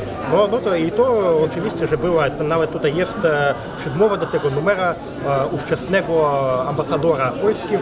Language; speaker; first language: Polish; non-native, fluent; Belarusian